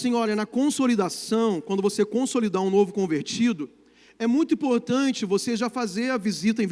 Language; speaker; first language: Portuguese; native; Portuguese